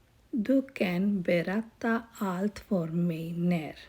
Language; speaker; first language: Swedish; non-native, learner; Urdu